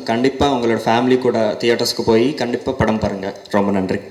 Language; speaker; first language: Tamil; non-native, learner; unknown